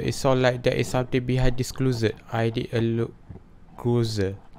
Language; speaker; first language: English; non-native, local second language; Malay